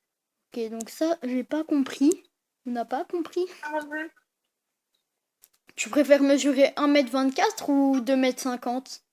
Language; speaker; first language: French; native; French